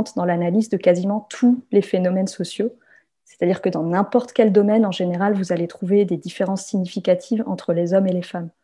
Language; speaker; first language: French; native; French